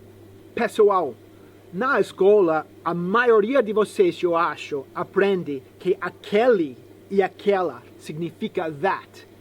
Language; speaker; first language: Portuguese; non-native, fluent; English